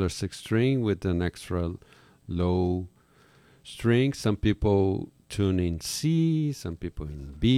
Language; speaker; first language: English; non-native, fluent; Portuguese